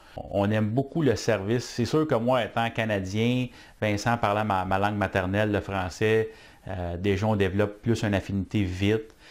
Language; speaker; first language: French; native; French